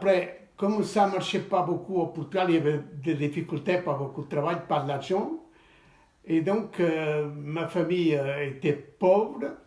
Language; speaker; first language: French; non-native, fluent; Portuguese